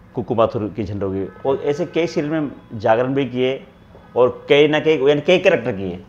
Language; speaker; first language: Hindi; native; Hindi